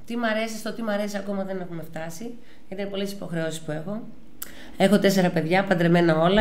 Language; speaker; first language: Greek; native; Greek